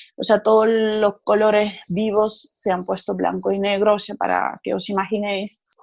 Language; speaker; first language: Spanish; non-native, fluent; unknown